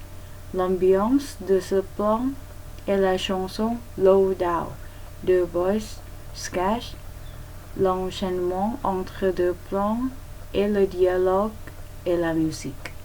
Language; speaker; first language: French; non-native, learner; Thai